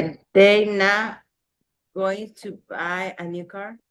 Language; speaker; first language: English; non-native, learner; Spanish